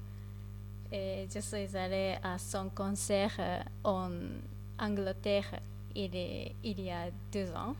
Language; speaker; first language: French; non-native, learner; Japanese